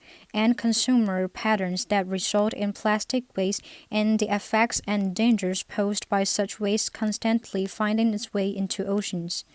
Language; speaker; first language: English; non-native, fluent; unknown